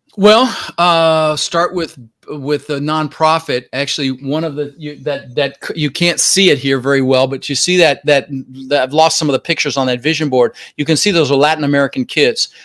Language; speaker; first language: English; early bilingual, other home language; Dutch